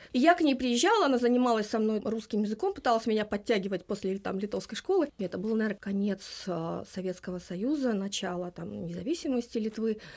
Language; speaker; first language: Russian; non-native, local second language; Lithuanian